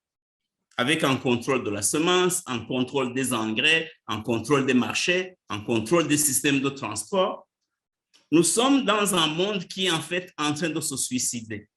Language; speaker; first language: French; non-native, local second language; Rundi